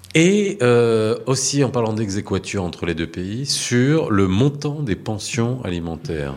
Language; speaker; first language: French; early bilingual, other home language; Arabic